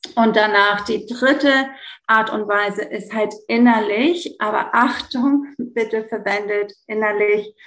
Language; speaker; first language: German; early bilingual, heritage; Greek